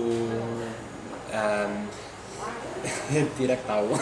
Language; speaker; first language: Indonesian; non-native, learner; English